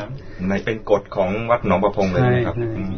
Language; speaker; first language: Thai; native; Thai